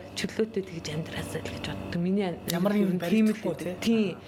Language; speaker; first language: Mongolian; native; Mongolian